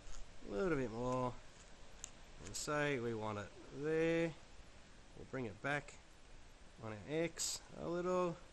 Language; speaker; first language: English; native; English